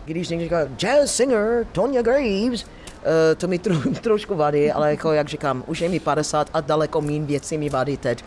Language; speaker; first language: Czech; non-native, fluent; English